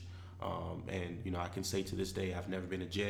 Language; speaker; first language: English; native; English